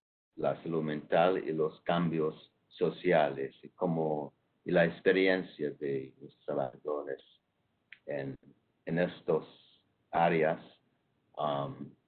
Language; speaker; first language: Spanish; non-native, fluent; English